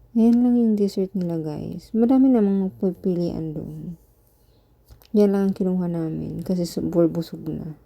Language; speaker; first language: Filipino; native; Filipino